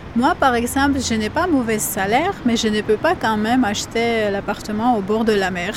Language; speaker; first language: French; non-native, learner; Georgian